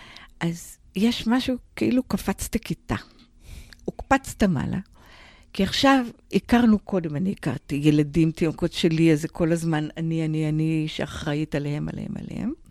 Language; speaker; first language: Hebrew; non-native, fluent; English